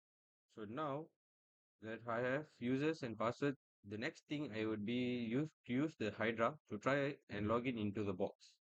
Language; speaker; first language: English; non-native, local second language; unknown